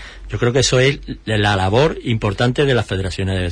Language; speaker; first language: Spanish; native; Spanish